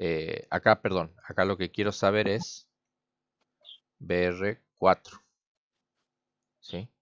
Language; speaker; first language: Spanish; native; Spanish